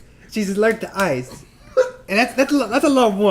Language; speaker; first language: English; native; English